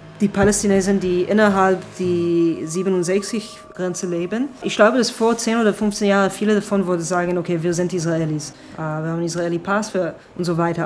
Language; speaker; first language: German; non-native, fluent; Hebrew